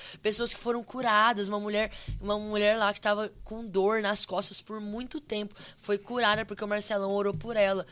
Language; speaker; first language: Portuguese; native; Portuguese